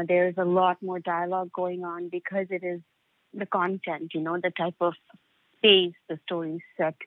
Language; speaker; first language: English; non-native, local second language; Bangla